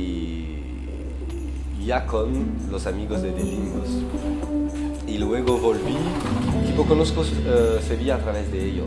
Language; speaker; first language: Spanish; non-native, fluent; French